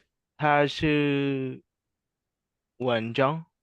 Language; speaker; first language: Chinese; non-native, learner; English